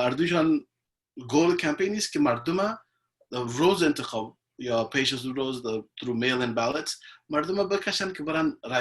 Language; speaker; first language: Persian; early bilingual, heritage; Persian